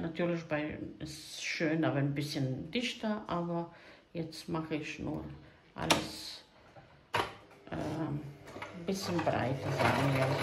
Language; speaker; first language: German; non-native, fluent; Croatian